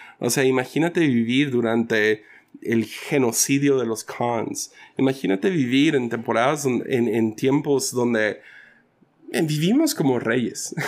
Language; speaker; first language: Spanish; early bilingual, other home language; English